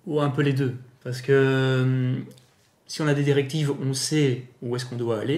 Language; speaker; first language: French; native; French